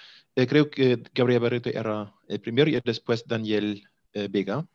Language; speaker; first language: Spanish; non-native, fluent; German